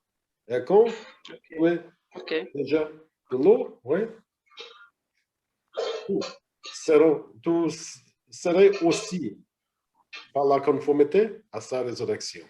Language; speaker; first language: French; non-native, learner; English